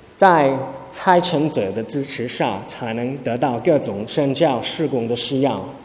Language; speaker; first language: Chinese; early bilingual, heritage; Chinese